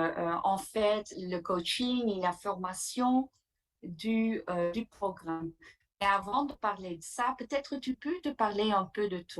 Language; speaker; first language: French; non-native, fluent; Dutch